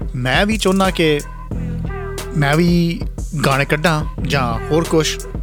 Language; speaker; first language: Punjabi; early bilingual, heritage; Punjabi